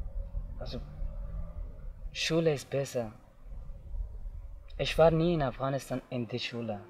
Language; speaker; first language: German; non-native, learner; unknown